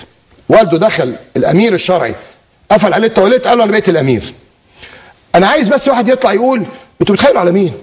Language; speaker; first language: Arabic; native; Arabic